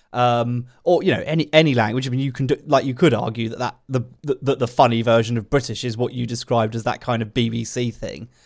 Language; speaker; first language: English; native; English